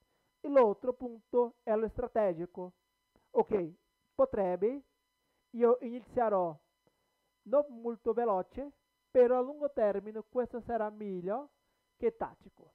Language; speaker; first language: Italian; non-native, learner; Portuguese